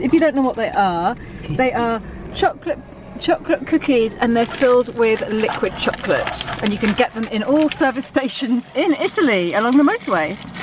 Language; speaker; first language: English; native; English